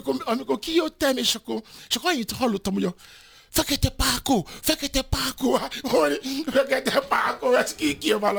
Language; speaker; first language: Hungarian; non-native, fluent; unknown